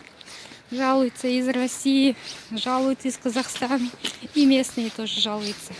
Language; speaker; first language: Russian; non-native, local second language; Kyrgyz